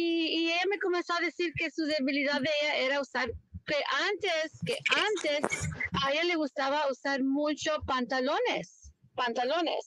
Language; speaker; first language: Spanish; early bilingual, heritage; Spanish